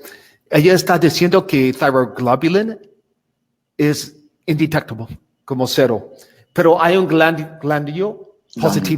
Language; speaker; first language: Spanish; non-native, learner; English